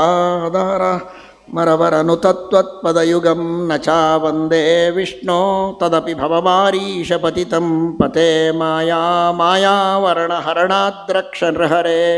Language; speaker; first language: Kannada; native; Kannada